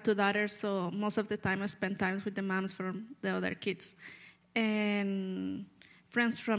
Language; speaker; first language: English; non-native, learner; Spanish